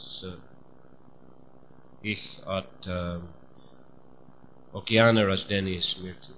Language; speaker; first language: Russian; non-native, fluent; English